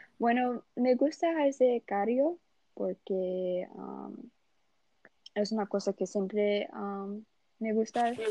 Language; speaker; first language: Spanish; non-native, learner; Portuguese